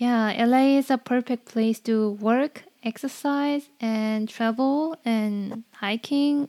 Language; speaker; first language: English; non-native, fluent; Korean